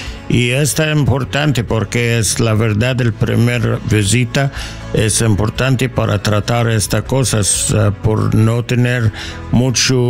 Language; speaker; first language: Spanish; non-native, learner; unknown